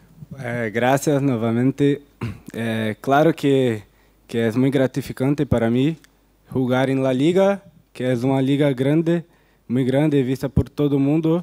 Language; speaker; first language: Spanish; non-native, fluent; Portuguese